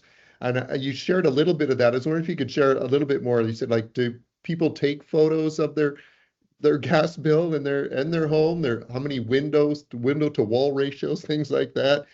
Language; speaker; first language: English; native; English